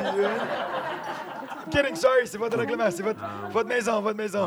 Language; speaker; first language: English; native; English